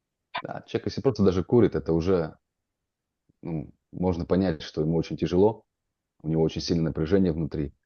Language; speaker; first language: Russian; native; Russian